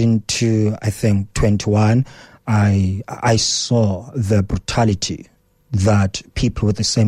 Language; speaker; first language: English; non-native, local second language; Xhosa